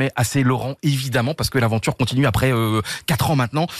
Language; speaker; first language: French; native; French